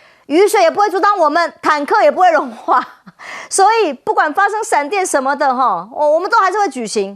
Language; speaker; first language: Chinese; native; Chinese